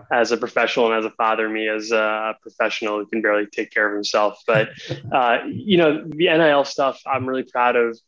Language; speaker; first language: English; native; English